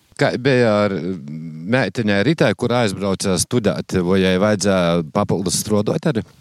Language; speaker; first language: Latvian; native; Latvian